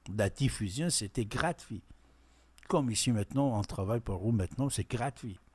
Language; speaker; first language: French; non-native, fluent; Persian